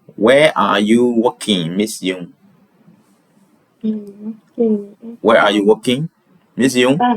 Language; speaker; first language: English; non-native, fluent; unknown